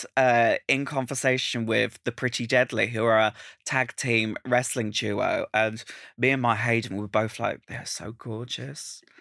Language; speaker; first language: English; native; English